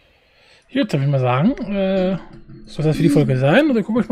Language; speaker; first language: German; native; German